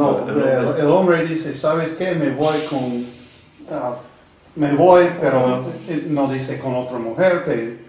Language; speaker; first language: Spanish; non-native, fluent; English